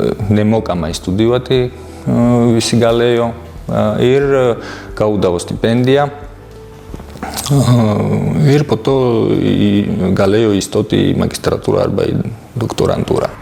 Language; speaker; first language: Lithuanian; non-native, fluent; Georgian